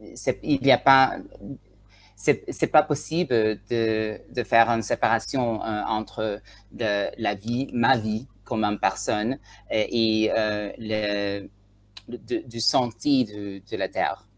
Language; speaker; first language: French; non-native, learner; Tswana